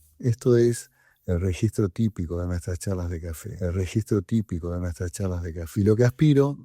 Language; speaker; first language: Spanish; native; Spanish